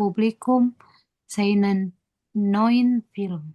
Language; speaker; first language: German; non-native, learner; Indonesian